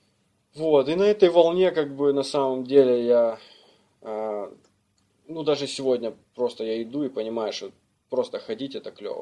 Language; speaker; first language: Russian; native; Russian